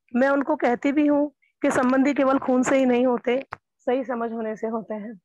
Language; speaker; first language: Hindi; native; Hindi